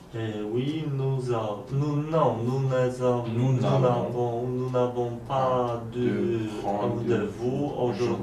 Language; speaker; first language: French; non-native, learner; Polish